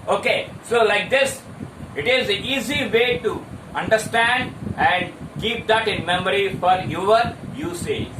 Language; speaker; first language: English; non-native, local second language; Telugu